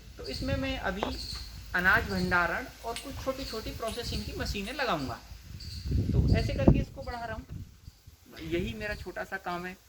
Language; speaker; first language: Hindi; native; Hindi